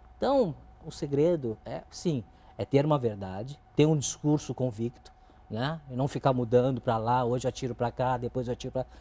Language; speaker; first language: Portuguese; early bilingual, other home language; Chinese